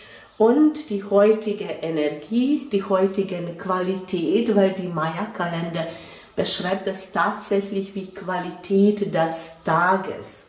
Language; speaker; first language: German; non-native, fluent; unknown